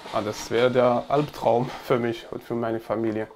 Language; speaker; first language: German; non-native, fluent; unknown